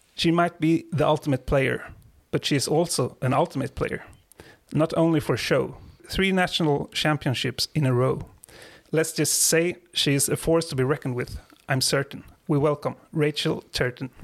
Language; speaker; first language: English; non-native, fluent; Swedish